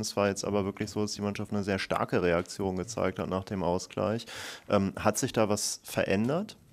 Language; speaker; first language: German; native; German